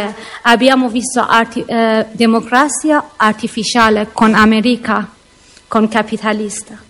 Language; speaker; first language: Italian; non-native, learner; Persian